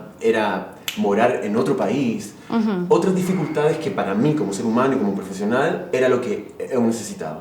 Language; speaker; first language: Portuguese; non-native, fluent; Spanish